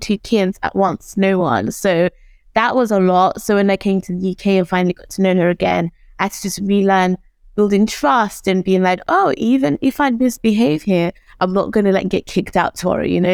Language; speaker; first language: English; early bilingual, other home language; Shona